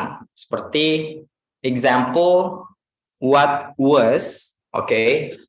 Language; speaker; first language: English; non-native, fluent; Indonesian